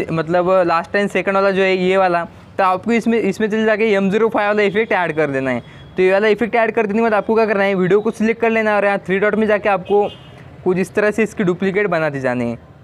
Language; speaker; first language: Hindi; non-native, local second language; Marathi